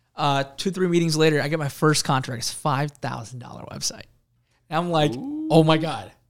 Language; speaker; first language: English; early bilingual, other home language; Urdu